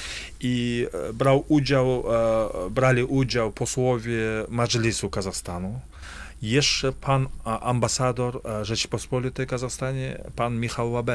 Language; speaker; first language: Polish; non-native, fluent; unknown